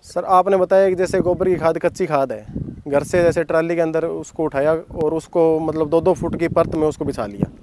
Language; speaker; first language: Hindi; native; Hindi